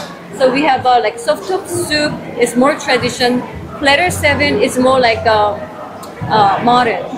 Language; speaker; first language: English; non-native, fluent; Korean